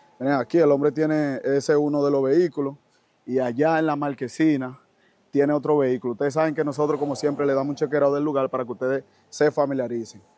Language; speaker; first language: Spanish; native; Spanish